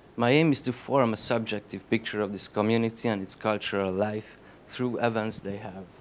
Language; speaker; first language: English; non-native, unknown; Hungarian